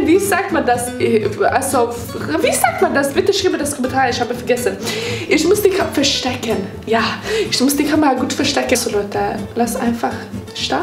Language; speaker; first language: German; non-native, learner; English